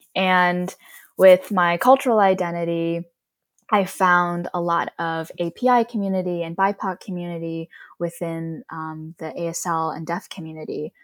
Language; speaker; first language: English; native; English